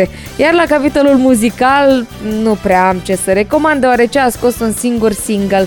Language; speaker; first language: Romanian; native; Romanian